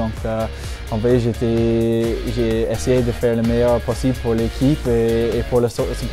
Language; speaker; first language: French; non-native, fluent; English